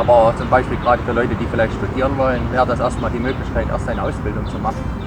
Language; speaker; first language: German; native; German